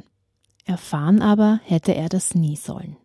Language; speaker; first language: German; native; German